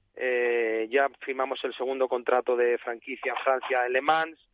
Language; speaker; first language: Spanish; native; Spanish